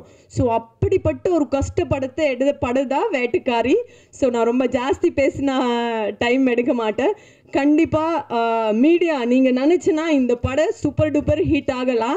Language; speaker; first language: Tamil; non-native, fluent; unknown